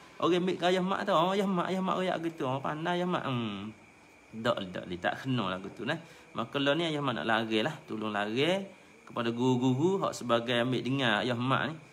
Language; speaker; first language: Malay; native; Malay